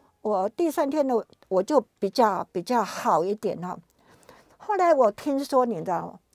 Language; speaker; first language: Chinese; native; Chinese